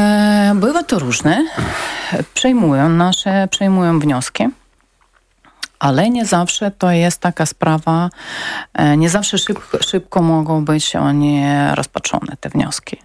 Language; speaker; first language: Polish; non-native, local second language; Ukrainian